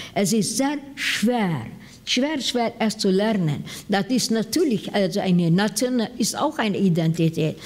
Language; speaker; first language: German; non-native, fluent; Hungarian